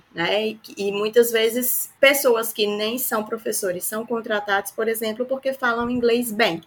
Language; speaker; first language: Portuguese; native; Portuguese